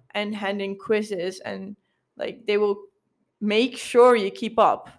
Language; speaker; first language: English; non-native, fluent; Dutch